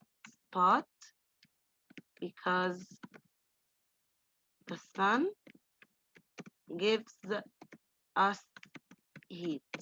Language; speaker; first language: English; non-native, fluent; Arabic